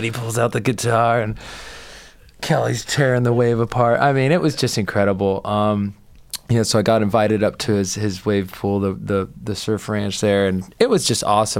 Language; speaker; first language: English; native; English